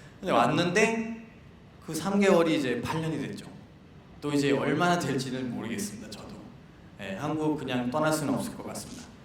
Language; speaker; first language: Korean; non-native, fluent; Nepali